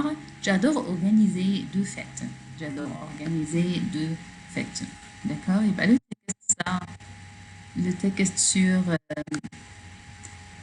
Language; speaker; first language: French; non-native, learner; Arabic